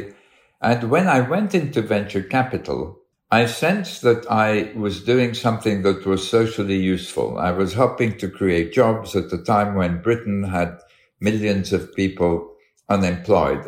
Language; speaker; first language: English; early bilingual, other home language; Arabic